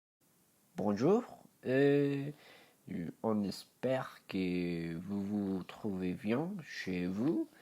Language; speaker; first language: French; non-native, learner; Spanish